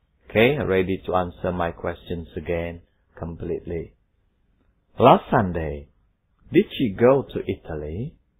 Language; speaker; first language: English; non-native, fluent; Indonesian